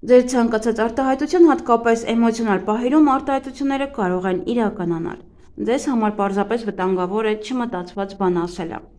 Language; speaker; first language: Armenian; native; Armenian